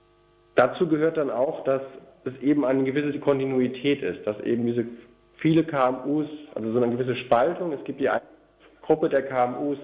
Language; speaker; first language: German; native; German